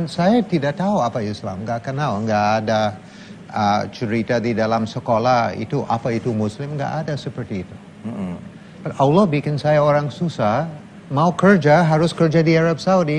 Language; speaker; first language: Indonesian; non-native, learner; English